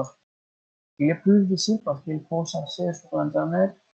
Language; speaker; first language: French; non-native, learner; Spanish